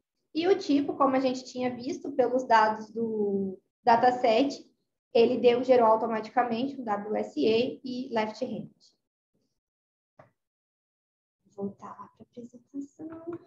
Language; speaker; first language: Portuguese; native; Portuguese